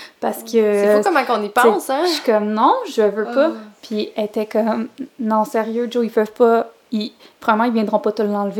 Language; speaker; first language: French; native; French